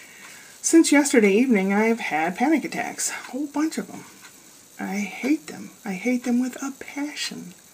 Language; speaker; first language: English; native; English